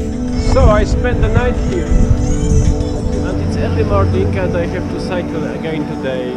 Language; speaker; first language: English; non-native, learner; Polish